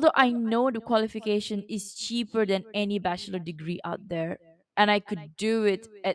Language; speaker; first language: English; non-native, local second language; Malay